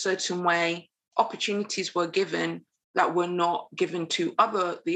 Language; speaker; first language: English; native; English